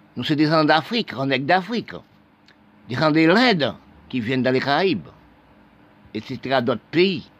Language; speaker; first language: French; non-native, local second language; Haitian Creole